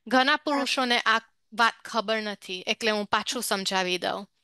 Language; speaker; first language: Gujarati; early bilingual, heritage; Gujarati